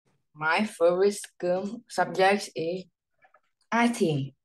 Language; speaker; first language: English; non-native, learner; Vietnamese